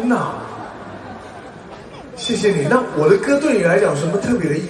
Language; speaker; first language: Chinese; native; Chinese